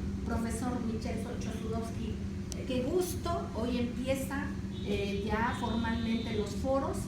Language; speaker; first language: Spanish; native; Spanish